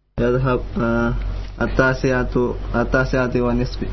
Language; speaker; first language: Arabic; non-native, learner; Indonesian